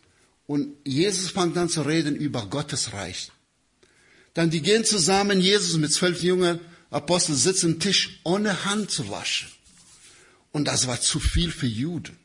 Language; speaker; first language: German; non-native, learner; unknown